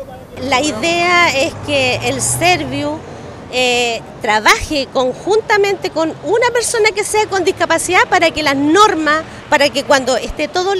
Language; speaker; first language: Spanish; native; Spanish